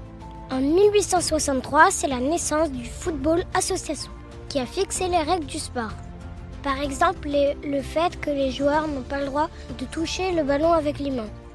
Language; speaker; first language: French; native; French